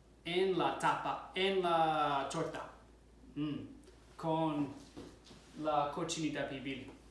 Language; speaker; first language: Spanish; non-native, fluent; English